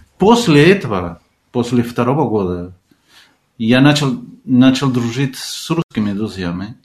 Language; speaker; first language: Russian; non-native, fluent; Spanish